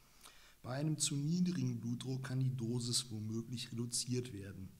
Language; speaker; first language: German; native; German